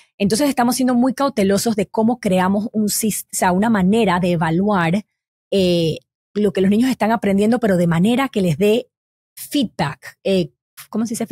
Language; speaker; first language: Spanish; native; Spanish